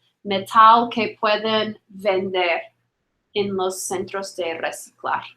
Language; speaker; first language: Spanish; non-native, fluent; English